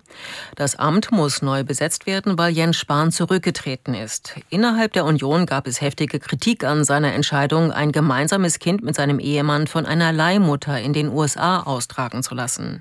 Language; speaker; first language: German; native; German